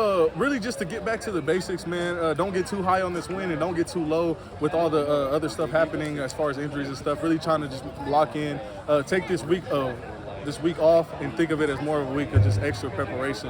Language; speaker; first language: English; native; English